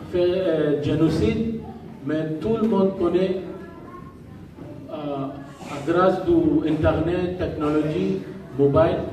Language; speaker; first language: French; non-native, learner; Rohingya